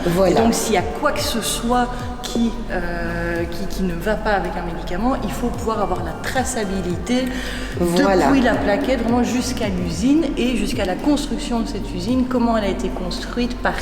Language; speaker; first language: French; native; French